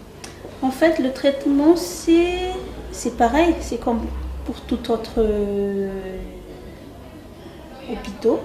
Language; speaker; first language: French; non-native, local second language; Malagasy